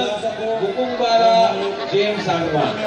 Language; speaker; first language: Hindi; non-native, local second language; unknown